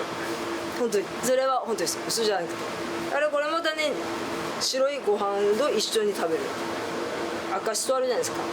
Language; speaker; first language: Japanese; native; Japanese